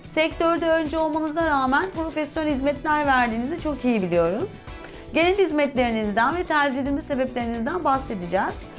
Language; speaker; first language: Turkish; native; Turkish